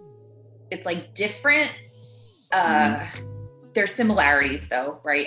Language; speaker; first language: English; native; English